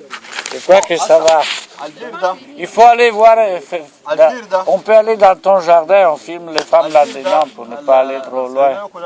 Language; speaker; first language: French; non-native, fluent; Italian